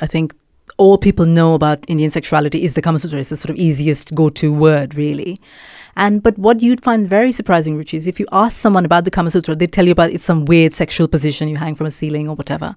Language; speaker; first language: English; non-native, local second language; Malayalam